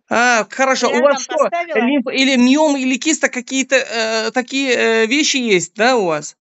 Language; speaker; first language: Russian; non-native, local second language; Uzbek